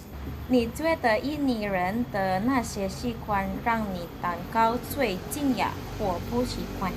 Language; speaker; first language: Chinese; non-native, learner; Indonesian